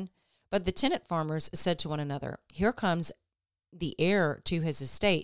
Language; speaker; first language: English; native; English